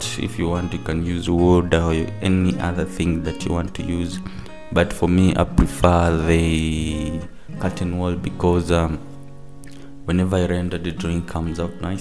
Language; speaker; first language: English; non-native, local second language; Swahili